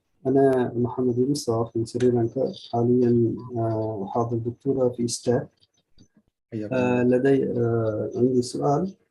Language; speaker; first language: Arabic; non-native, fluent; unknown